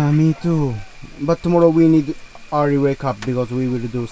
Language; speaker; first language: English; non-native, learner; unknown